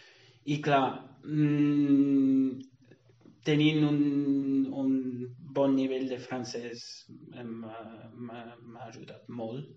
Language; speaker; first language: Catalan; non-native, fluent; German